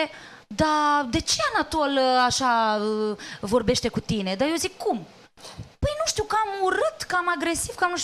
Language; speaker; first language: Romanian; native; Romanian